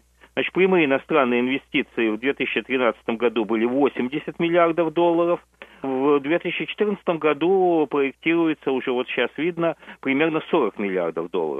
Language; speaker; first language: Russian; native; Russian